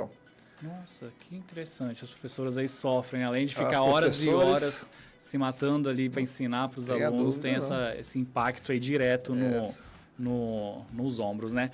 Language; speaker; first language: Portuguese; native; Portuguese